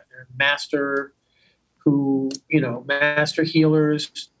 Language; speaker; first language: English; native; English